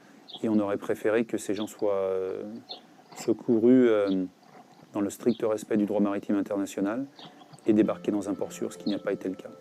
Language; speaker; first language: French; native; French